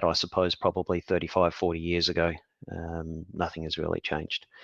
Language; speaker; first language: English; native; English